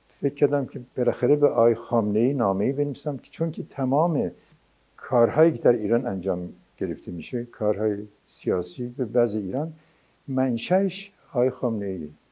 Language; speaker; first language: Persian; non-native, local second language; Azerbaijani